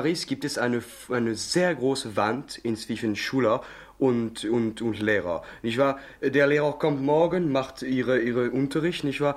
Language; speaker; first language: German; non-native, learner; French